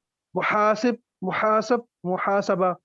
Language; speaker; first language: Arabic; non-native, learner; Urdu